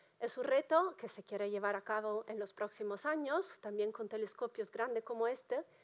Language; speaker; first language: Spanish; non-native, fluent; Italian